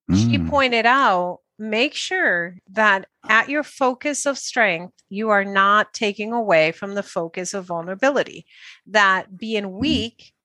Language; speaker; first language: English; non-native, fluent; Spanish